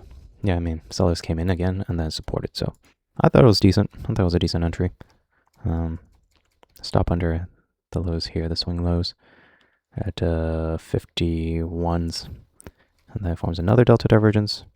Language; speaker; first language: English; native; English